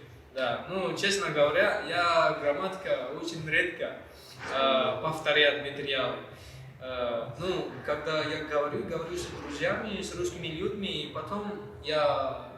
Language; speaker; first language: Russian; non-native, learner; Malay